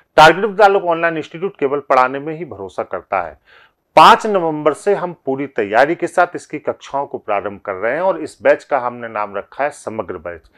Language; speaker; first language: Hindi; native; Hindi